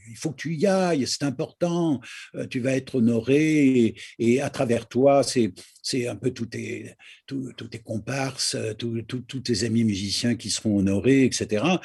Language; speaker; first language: French; native; French